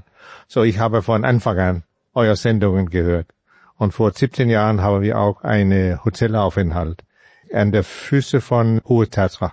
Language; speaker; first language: German; non-native, fluent; Danish